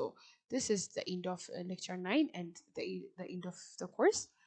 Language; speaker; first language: English; non-native, local second language; Amharic